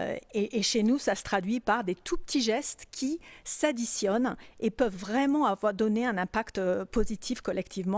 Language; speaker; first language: French; native; French